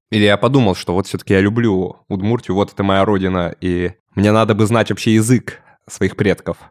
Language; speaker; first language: Russian; native; Russian